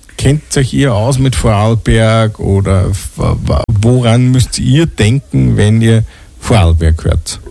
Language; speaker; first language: German; native; German